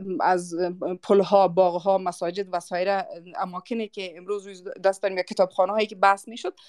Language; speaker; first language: Persian; non-native, local second language; Uzbek